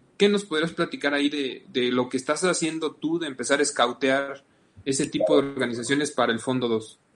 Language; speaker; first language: Spanish; native; Spanish